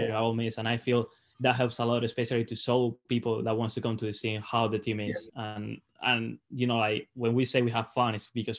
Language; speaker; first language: English; non-native, fluent; Spanish